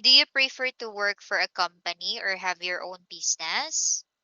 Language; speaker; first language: English; non-native, local second language; Filipino